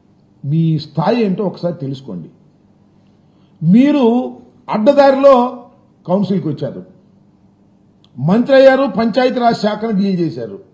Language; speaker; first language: Telugu; native; Telugu